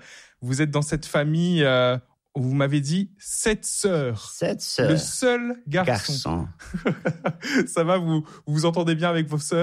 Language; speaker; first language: French; native; French